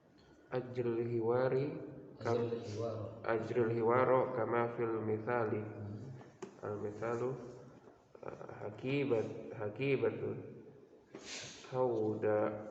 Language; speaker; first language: Arabic; non-native, learner; Indonesian